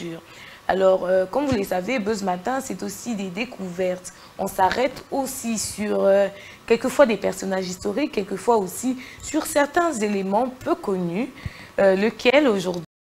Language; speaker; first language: French; non-native, local second language; Lingala